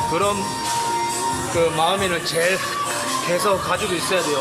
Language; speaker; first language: Korean; early bilingual, heritage; Japanese